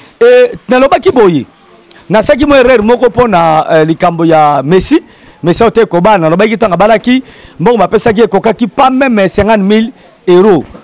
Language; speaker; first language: Lingala; native; Lingala